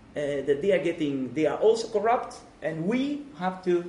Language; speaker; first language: English; non-native, fluent; Spanish